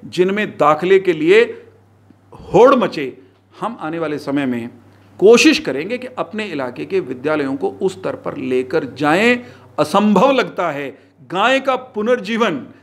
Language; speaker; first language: Hindi; native; Hindi